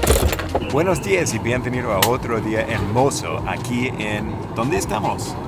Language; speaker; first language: Spanish; non-native, fluent; English